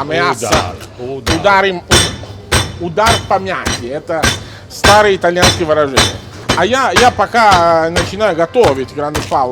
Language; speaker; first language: Russian; non-native, fluent; Italian